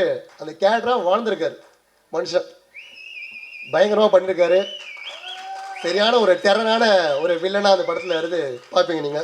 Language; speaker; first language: Tamil; native; Tamil